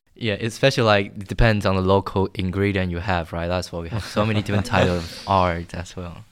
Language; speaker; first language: English; non-native, fluent; Chinese